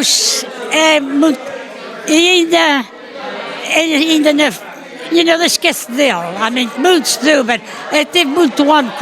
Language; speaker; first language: Portuguese; early bilingual, heritage; Portuguese